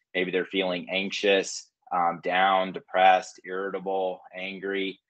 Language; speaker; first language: English; native; English